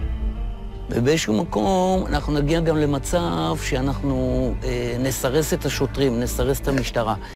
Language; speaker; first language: Hebrew; native; Hebrew